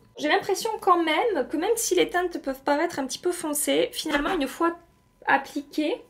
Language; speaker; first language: French; native; French